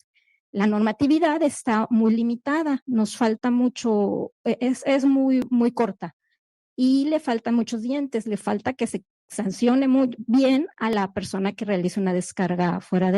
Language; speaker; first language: Spanish; native; Spanish